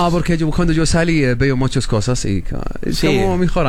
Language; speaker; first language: Spanish; non-native, learner; Arabic